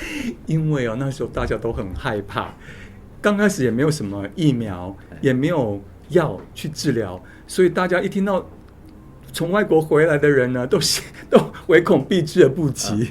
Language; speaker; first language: Chinese; native; Chinese